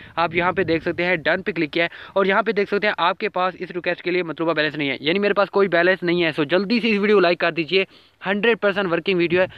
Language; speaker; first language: Urdu; non-native, local second language; Punjabi